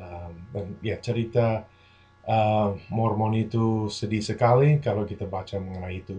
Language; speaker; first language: Indonesian; non-native, fluent; English